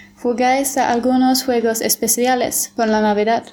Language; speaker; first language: Spanish; non-native, learner; Swedish